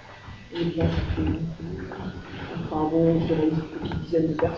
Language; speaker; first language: French; native; French